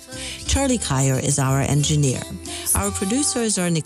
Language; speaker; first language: English; native; English